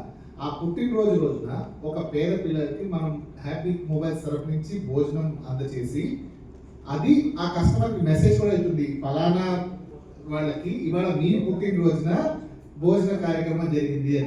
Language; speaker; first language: Telugu; native; Telugu